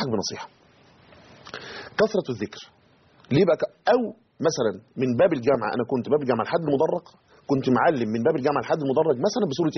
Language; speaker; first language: Arabic; native; Arabic